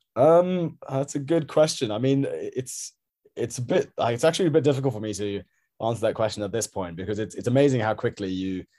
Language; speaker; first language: English; native; English